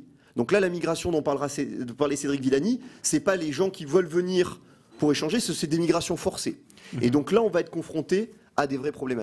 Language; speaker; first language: French; native; French